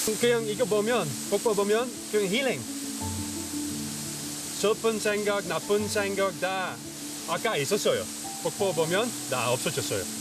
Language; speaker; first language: Korean; non-native, learner; Dutch